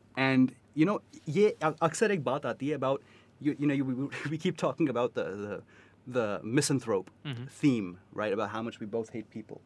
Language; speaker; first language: English; early bilingual, other home language; Urdu